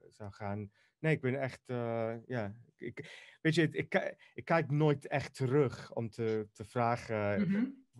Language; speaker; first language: Dutch; non-native, fluent; Greek